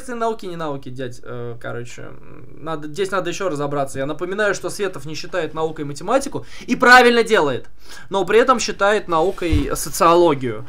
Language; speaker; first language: Russian; native; Russian